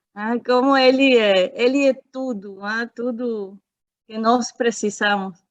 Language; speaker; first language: Portuguese; non-native, fluent; Spanish